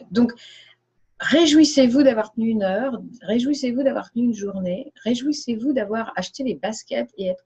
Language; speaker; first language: French; native; French